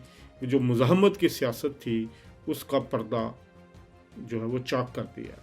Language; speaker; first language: Urdu; native; Urdu